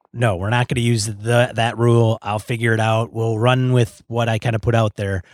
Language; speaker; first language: English; native; English